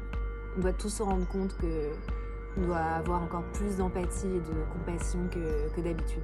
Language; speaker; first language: French; native; French